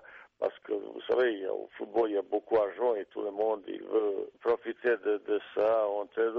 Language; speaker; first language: French; non-native, fluent; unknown